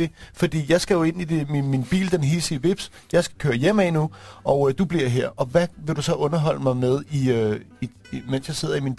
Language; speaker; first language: Danish; native; Danish